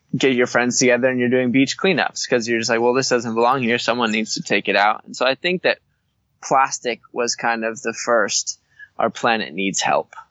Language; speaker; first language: English; native; English